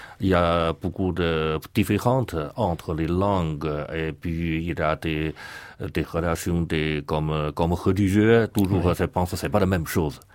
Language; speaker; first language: French; non-native, learner; Chinese